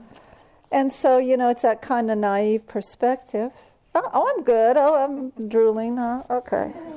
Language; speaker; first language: English; native; English